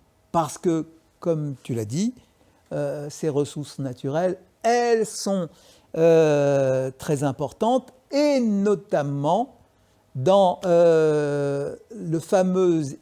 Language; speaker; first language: French; native; French